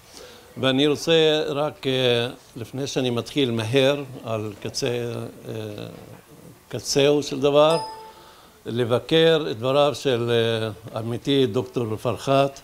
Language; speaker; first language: Hebrew; non-native, local second language; Arabic